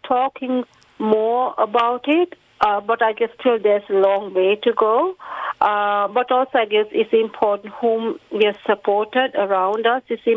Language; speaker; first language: English; non-native, local second language; Sinhala